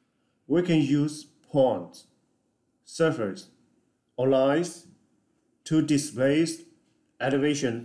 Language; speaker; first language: English; non-native, fluent; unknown